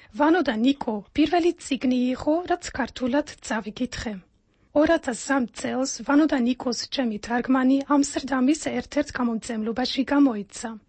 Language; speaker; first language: Georgian; non-native, fluent; Dutch